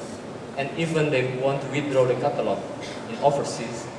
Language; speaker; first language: English; non-native, learner; Indonesian